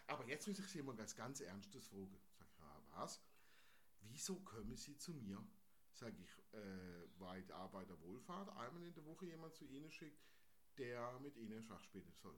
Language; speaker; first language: German; native; German